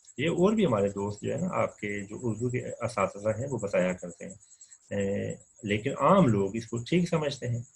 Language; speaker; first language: Urdu; non-native, local second language; Punjabi